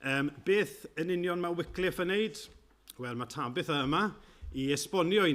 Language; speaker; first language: Welsh; native; Welsh